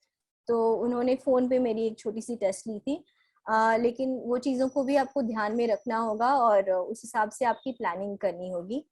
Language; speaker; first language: Hindi; native; Hindi